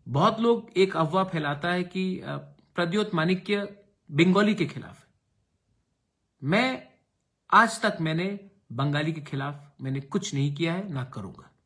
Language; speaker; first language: Hindi; non-native, local second language; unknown